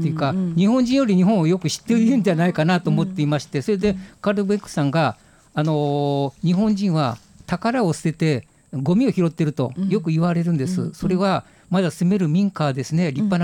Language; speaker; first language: Japanese; native; Japanese